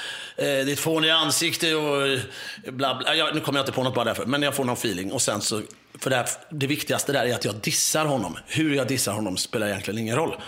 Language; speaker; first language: Swedish; native; Swedish